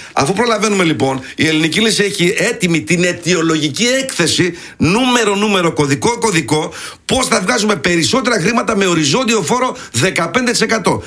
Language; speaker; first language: Greek; early bilingual, heritage; Greek